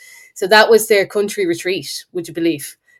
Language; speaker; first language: English; native; English